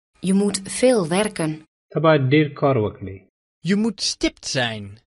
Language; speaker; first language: Dutch; non-native, fluent; Pashto